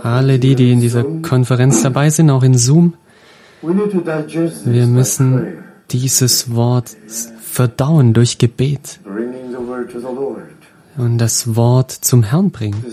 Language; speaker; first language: German; non-native, fluent; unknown